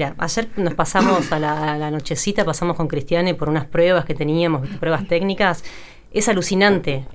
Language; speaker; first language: Spanish; native; Spanish